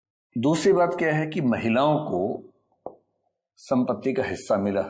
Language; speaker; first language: Hindi; native; Hindi